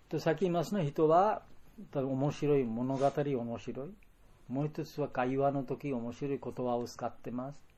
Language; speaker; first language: Japanese; non-native, learner; Bangla